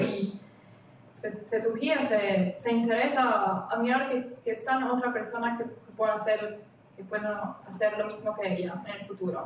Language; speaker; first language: Spanish; non-native, learner; Italian